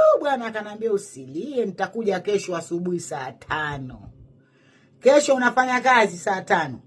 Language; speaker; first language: Swahili; native; Swahili